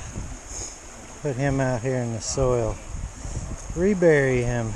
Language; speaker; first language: English; native; English